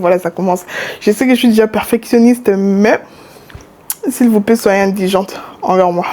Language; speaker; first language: French; non-native, local second language; Lingala